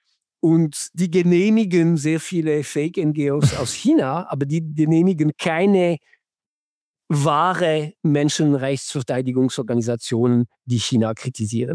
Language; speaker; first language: German; non-native, fluent; French